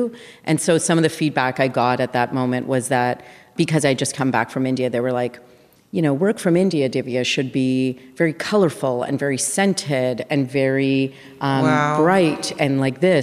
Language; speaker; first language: English; native; English